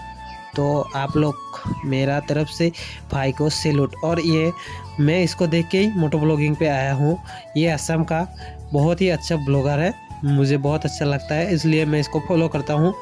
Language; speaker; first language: Hindi; non-native, local second language; Assamese